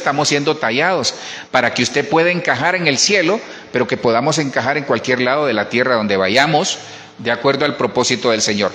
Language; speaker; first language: Spanish; native; Spanish